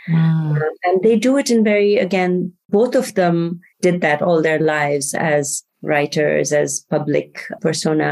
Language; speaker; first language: English; non-native, local second language; Bangla